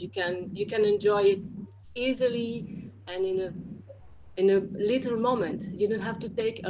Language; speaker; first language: English; non-native, learner; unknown